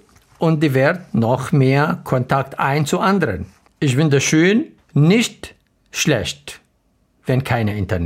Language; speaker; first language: German; non-native, learner; Arabic